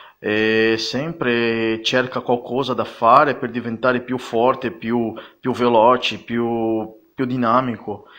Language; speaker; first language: Italian; non-native, fluent; Portuguese